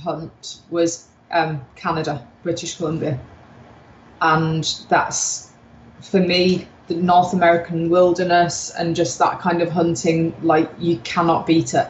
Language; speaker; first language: English; native; English